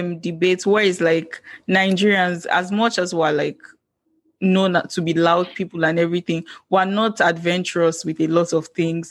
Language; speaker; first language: English; non-native, local second language; Yoruba